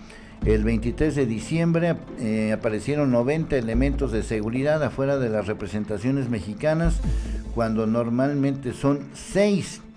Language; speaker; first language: Spanish; native; Spanish